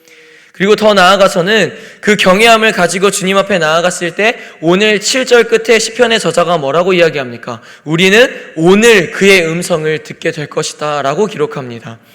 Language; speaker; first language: Korean; native; Korean